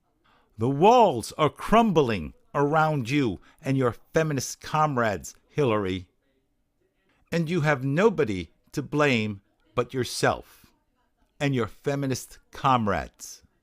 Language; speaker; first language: English; native; English